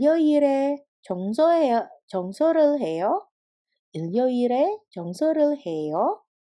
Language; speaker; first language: Korean; non-native, fluent; Indonesian